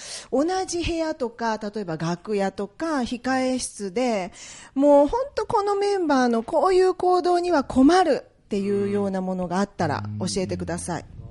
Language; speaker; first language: Japanese; native; Japanese